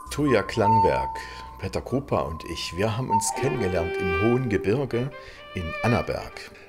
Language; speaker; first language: German; native; German